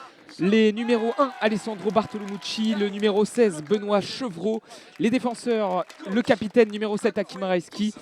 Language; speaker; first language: French; native; French